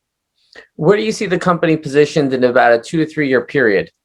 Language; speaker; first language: English; native; English